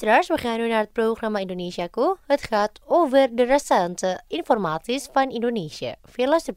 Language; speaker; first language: Dutch; non-native, fluent; Indonesian